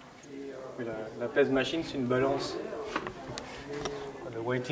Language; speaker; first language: French; native; French